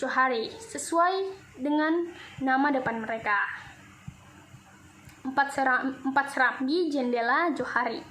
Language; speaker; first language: Indonesian; native; Indonesian